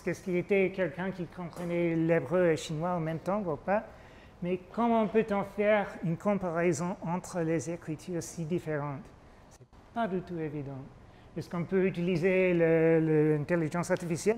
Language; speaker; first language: French; non-native, fluent; English